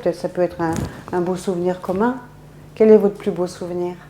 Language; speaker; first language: French; native; French